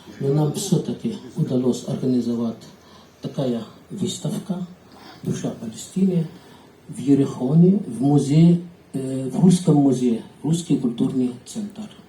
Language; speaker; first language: Russian; non-native, fluent; Arabic